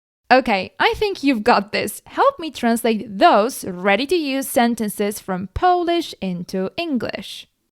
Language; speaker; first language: English; non-native, fluent; Polish